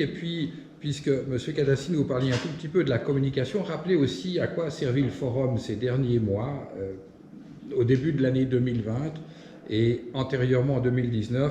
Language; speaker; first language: French; native; French